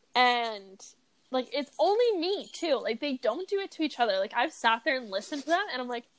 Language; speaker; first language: English; native; English